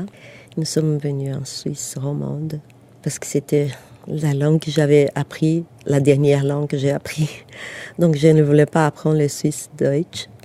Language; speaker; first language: French; non-native, fluent; Portuguese